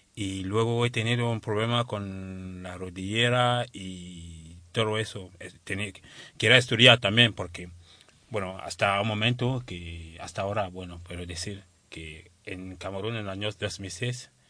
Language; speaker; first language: Spanish; non-native, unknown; French